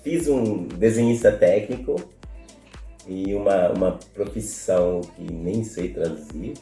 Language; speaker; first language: Portuguese; non-native, fluent; Spanish